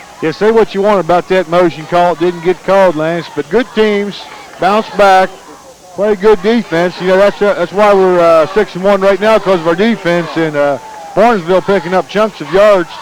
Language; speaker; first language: English; native; English